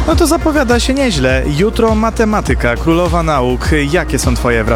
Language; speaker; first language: Polish; native; Polish